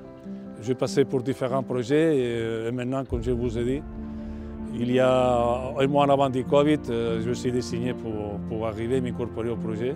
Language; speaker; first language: French; non-native, fluent; Catalan